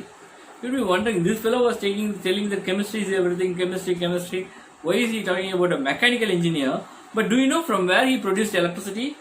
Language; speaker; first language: English; non-native, local second language; Tamil